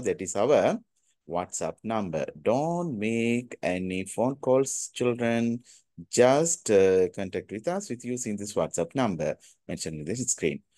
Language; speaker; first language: English; non-native, local second language; Tamil